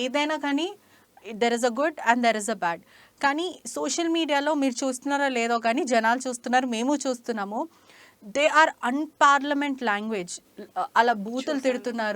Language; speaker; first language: Telugu; native; Telugu